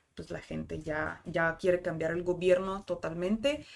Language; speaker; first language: Spanish; non-native, fluent; Russian